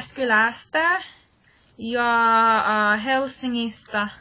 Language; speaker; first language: Finnish; non-native, learner; English